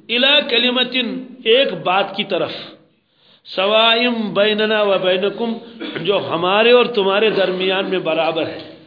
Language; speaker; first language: Urdu; native; Urdu